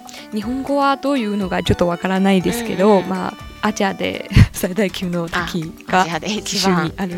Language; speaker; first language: Japanese; non-native, fluent; Chinese